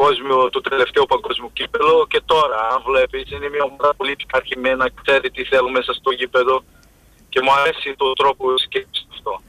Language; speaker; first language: Greek; non-native, fluent; Portuguese